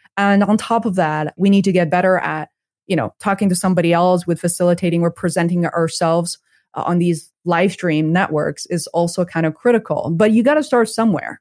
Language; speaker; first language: English; non-native, fluent; Chinese